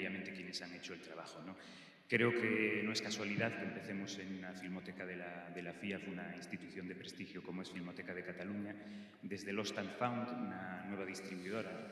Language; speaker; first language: Spanish; native; Spanish